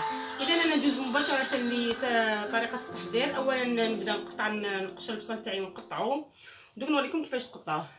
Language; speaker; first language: Arabic; native; Arabic